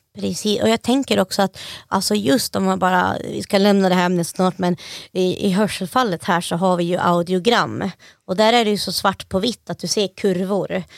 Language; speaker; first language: Swedish; native; Swedish